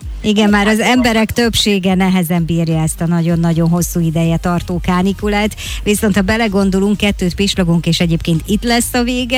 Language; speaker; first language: Hungarian; native; Hungarian